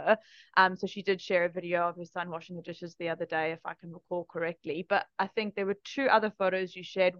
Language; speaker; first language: English; native; English